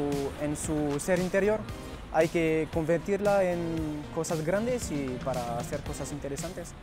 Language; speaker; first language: Spanish; early bilingual, heritage; French